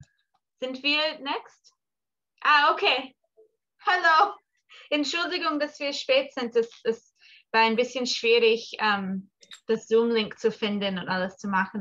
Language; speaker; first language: German; early bilingual, heritage; English